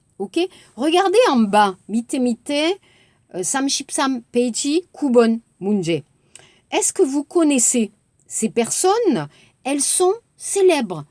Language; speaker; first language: French; native; French